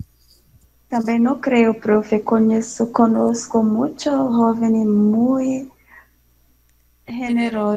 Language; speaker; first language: Spanish; non-native, learner; Portuguese